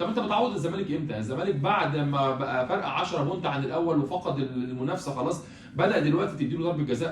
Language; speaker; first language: Arabic; native; Arabic